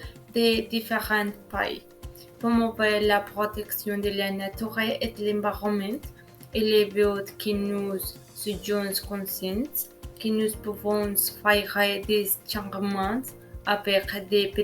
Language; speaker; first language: French; non-native, learner; Spanish